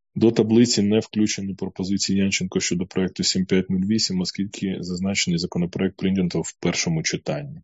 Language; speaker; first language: Ukrainian; native; Ukrainian